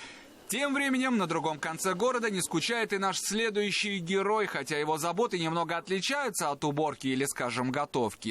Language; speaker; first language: Russian; native; Russian